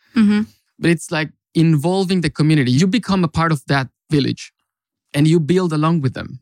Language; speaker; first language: English; non-native, fluent; Spanish